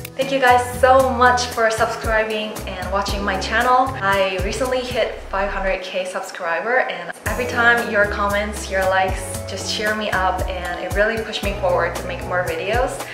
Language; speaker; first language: English; non-native, fluent; Japanese